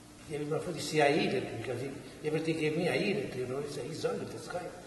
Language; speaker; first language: English; non-native, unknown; Portuguese